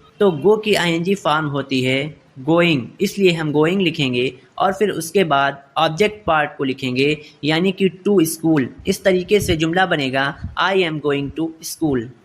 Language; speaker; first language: Urdu; native; Urdu